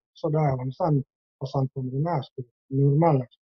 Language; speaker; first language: Persian; non-native, learner; English